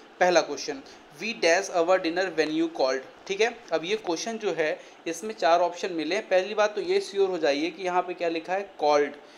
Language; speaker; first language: Hindi; native; Hindi